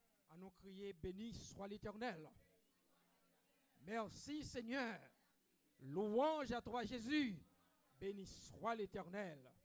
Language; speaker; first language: French; native; French